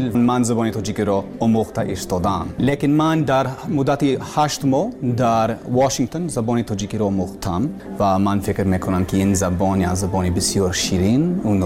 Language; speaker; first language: Persian; non-native, learner; English